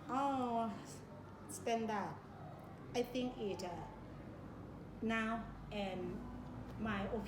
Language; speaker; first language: English; non-native, learner; Thai